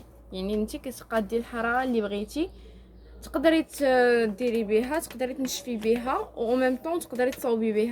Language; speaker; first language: Arabic; native; Arabic